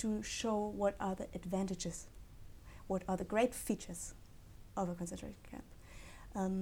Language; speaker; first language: English; non-native, fluent; German